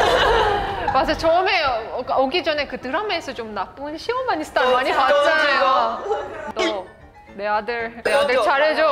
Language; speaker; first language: Korean; non-native, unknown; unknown